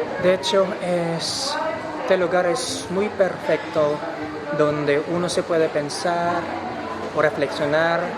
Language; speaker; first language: Spanish; non-native, fluent; Filipino